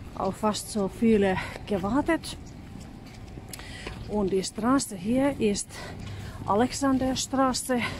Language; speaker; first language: German; non-native, fluent; Finnish